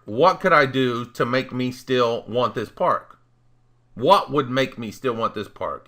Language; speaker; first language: English; native; English